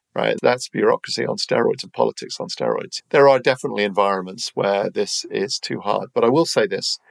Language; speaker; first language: English; native; English